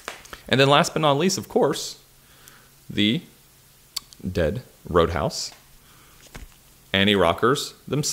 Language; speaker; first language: English; native; English